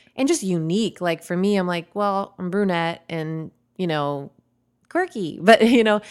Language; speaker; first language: English; native; English